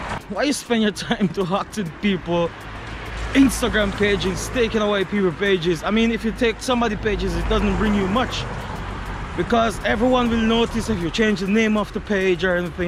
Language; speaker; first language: English; native; English